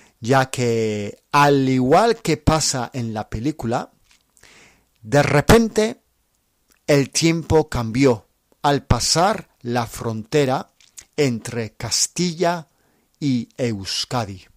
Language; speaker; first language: Spanish; non-native, fluent; English